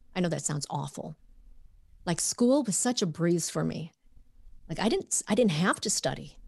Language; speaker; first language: English; native; English